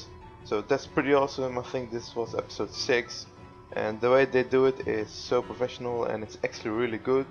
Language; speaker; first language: English; non-native, fluent; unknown